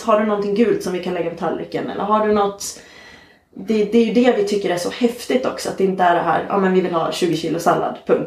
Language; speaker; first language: Swedish; native; Swedish